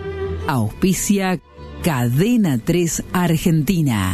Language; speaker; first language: Spanish; native; Spanish